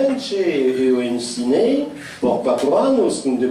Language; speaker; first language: Portuguese; non-native, fluent; French